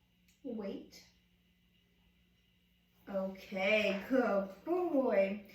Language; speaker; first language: English; native; English